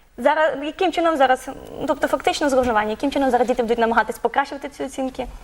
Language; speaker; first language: Ukrainian; native; Ukrainian